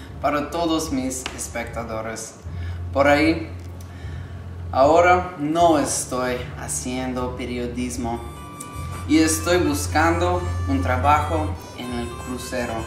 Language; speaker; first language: Spanish; non-native, learner; English